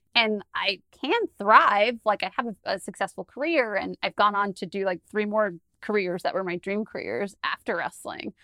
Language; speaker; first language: English; native; English